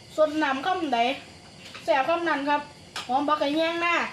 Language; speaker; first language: Thai; native; Thai